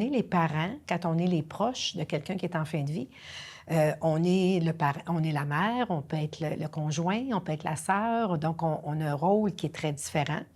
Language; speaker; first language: French; native; French